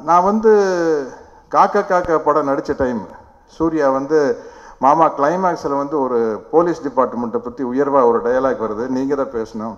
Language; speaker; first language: Tamil; native; Tamil